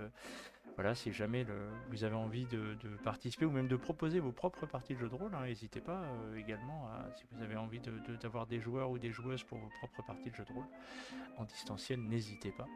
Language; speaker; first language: French; native; French